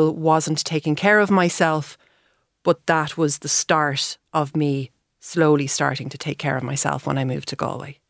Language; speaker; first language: English; native; English